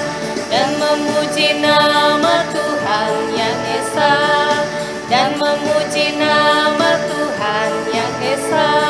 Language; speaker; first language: Indonesian; native; Indonesian